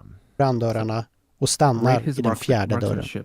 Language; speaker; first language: Swedish; native; Swedish